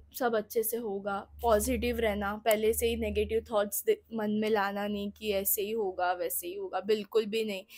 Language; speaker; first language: Hindi; non-native, local second language; Marathi